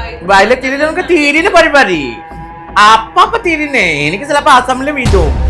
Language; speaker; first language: Malayalam; non-native, fluent; Assamese